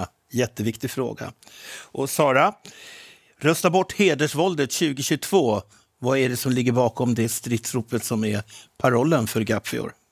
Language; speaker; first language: Swedish; native; Swedish